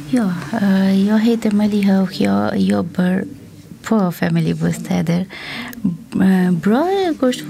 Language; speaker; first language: Swedish; non-native, learner; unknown